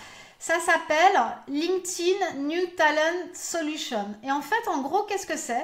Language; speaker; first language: French; native; French